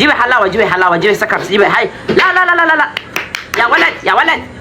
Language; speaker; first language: Arabic; non-native, learner; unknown